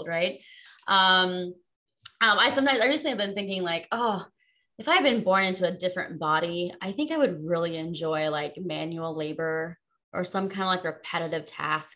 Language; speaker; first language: English; native; English